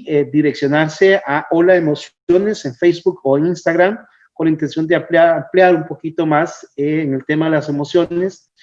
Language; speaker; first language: Spanish; native; Spanish